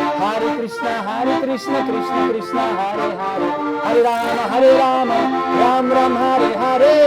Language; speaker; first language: Nepali; non-native, fluent; Russian